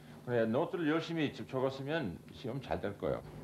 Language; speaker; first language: Korean; non-native, fluent; English